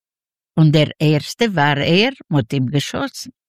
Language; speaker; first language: German; non-native, learner; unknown